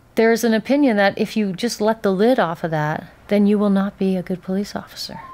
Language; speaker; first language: English; native; English